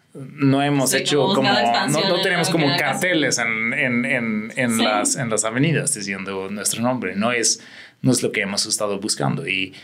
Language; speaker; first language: Spanish; non-native, fluent; Swedish